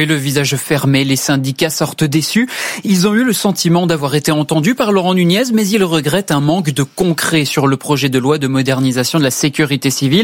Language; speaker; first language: French; native; French